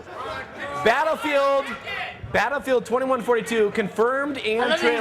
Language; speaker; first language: English; native; English